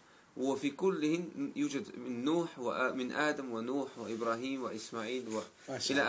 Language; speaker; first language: Arabic; non-native, learner; German